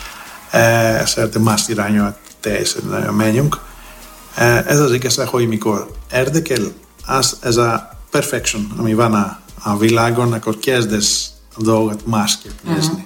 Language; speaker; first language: Hungarian; non-native, learner; Greek